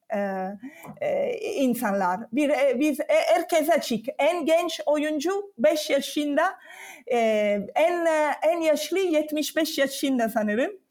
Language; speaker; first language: Turkish; non-native, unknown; Italian